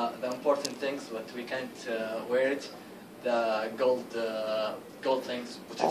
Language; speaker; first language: English; non-native, learner; Arabic